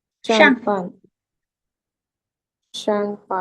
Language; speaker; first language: Chinese; non-native, learner; Lao